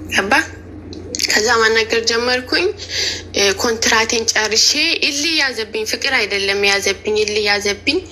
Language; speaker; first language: Amharic; native; Amharic